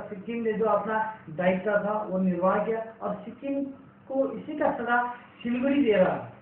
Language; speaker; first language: Hindi; non-native, local second language; Nepali